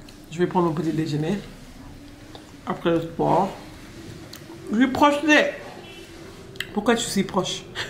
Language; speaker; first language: French; non-native, local second language; Wolof